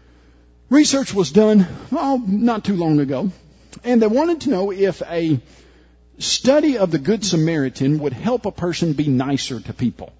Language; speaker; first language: English; native; English